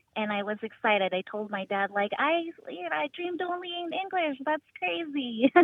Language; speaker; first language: English; early bilingual, other home language; Filipino